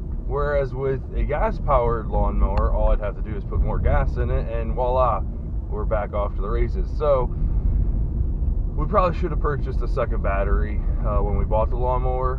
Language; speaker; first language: English; native; English